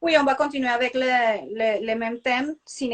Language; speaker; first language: French; non-native, fluent; Spanish